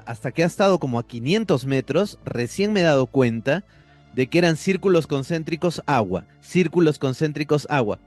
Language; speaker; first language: Spanish; native; Spanish